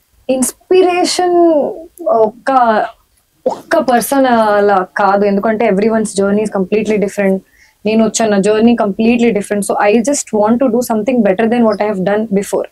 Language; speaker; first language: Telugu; non-native, learner; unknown